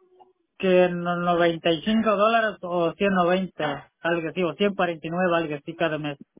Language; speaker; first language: Spanish; non-native, local second language; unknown